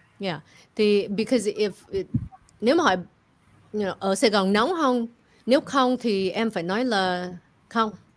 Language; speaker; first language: Vietnamese; early bilingual, heritage; Vietnamese